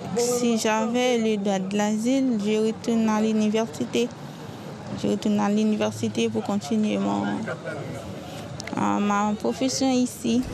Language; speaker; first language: French; non-native, local second language; Haitian Creole